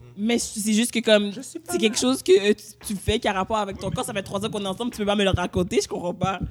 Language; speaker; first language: French; native; French